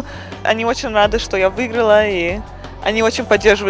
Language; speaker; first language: Russian; early bilingual, other home language; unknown